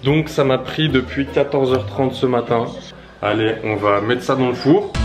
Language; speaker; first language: French; native; French